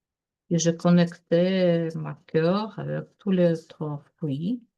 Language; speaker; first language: French; non-native, learner; Russian